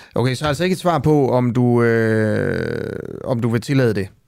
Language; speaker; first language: Danish; native; Danish